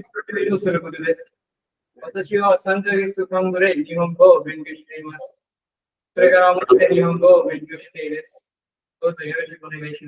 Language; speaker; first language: Japanese; non-native, learner; Portuguese